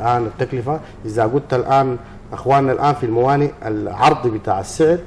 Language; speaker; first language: Arabic; native; Arabic